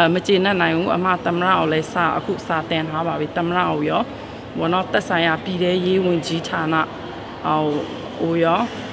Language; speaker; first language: Burmese; non-native, local second language; Shwe Palaung